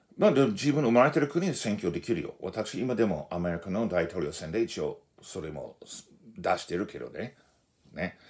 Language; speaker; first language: Japanese; non-native, fluent; English